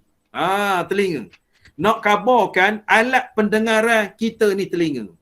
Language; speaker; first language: Malay; native; Malay